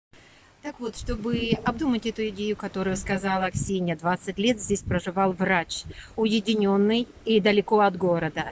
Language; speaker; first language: Russian; native; Russian